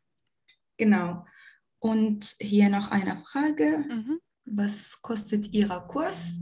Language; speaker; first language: German; non-native, fluent; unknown